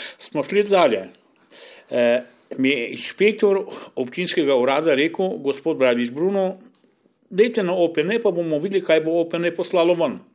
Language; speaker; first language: Slovenian; non-native, local second language; Romany